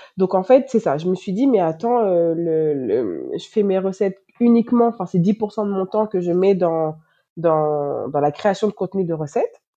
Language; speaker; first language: French; native; French